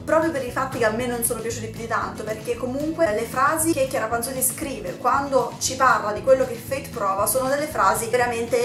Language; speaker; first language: Italian; native; Italian